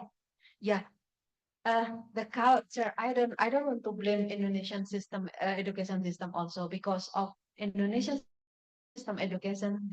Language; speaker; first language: English; non-native, fluent; Indonesian